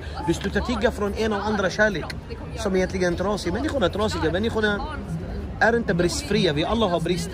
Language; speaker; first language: Swedish; non-native, fluent; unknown